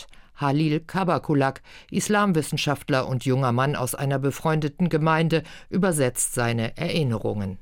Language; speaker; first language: German; native; German